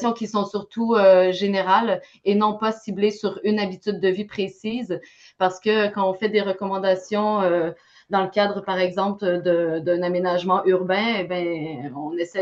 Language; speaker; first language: French; native; French